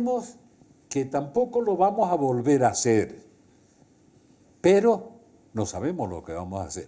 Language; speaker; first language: Spanish; native; Spanish